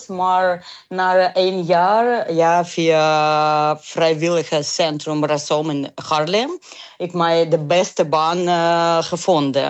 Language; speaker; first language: Dutch; non-native, learner; Ukrainian